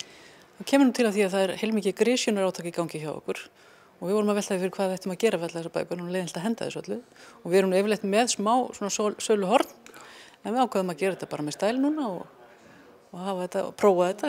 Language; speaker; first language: Icelandic; native; Icelandic